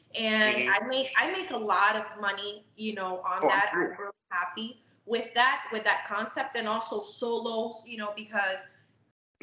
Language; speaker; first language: English; native; English